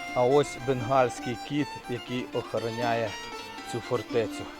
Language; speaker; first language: Ukrainian; non-native, local second language; Russian